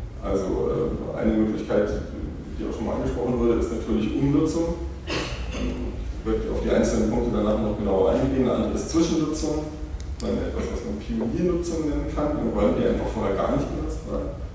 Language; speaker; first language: German; native; German